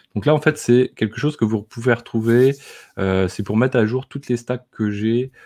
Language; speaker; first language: French; native; French